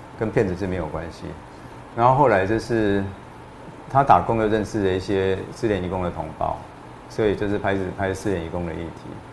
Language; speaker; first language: Chinese; native; Chinese